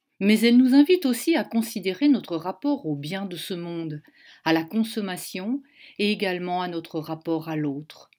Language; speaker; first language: French; native; French